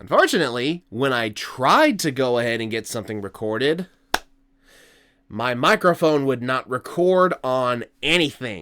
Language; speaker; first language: English; native; English